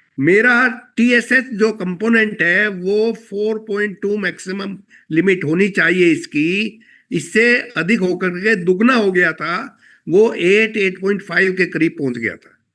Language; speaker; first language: Hindi; native; Hindi